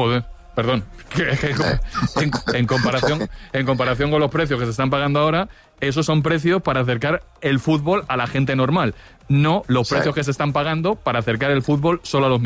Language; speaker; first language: Spanish; native; Spanish